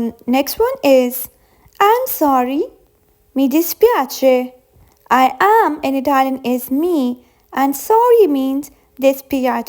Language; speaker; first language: English; non-native, fluent; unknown